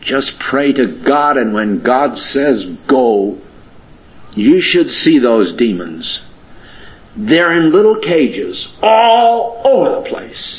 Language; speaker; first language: English; native; English